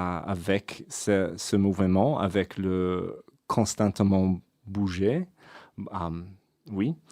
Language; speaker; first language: French; non-native, fluent; English